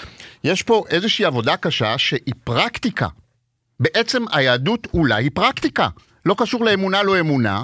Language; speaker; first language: Hebrew; native; Hebrew